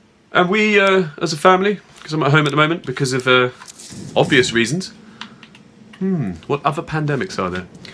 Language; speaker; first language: English; native; English